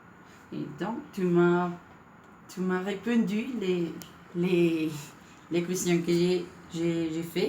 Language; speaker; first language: French; non-native, learner; Spanish